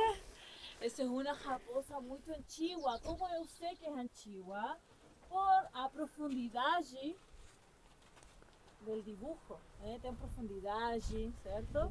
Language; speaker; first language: Portuguese; non-native, learner; Spanish